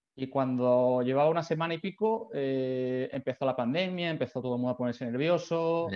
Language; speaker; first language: Spanish; native; Spanish